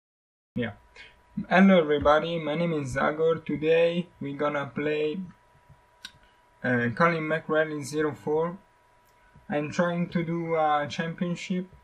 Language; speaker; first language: English; non-native, learner; Italian